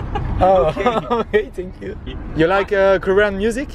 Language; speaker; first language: English; non-native, learner; French